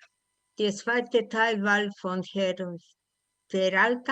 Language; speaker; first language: German; non-native, learner; Spanish